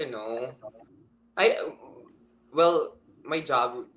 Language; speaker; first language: English; non-native, local second language; Filipino